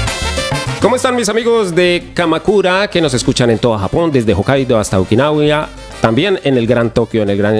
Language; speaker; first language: Spanish; native; Spanish